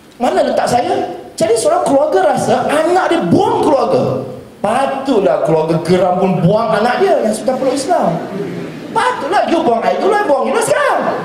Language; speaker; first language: Malay; non-native, local second language; Chinese